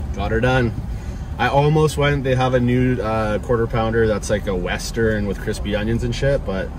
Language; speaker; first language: English; native; English